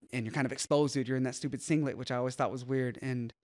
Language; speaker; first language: English; native; English